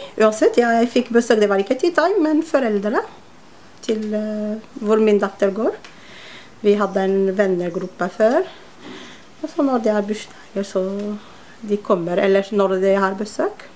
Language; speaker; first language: Norwegian; non-native, learner; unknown